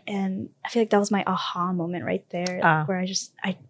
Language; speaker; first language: English; early bilingual, other home language; Spanish